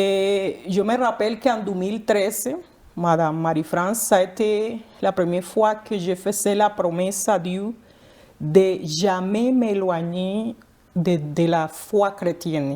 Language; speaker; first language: French; non-native, fluent; Spanish